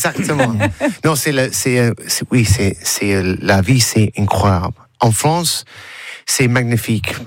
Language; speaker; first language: French; non-native, learner; English